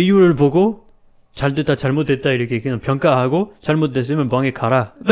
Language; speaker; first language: Korean; non-native, fluent; French